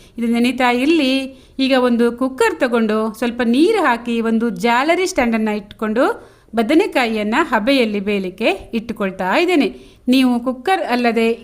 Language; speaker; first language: Kannada; native; Kannada